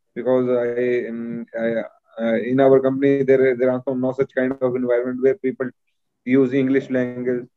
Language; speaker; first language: English; non-native, local second language; Hindi